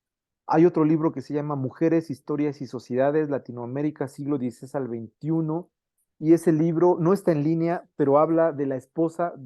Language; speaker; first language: Spanish; native; Spanish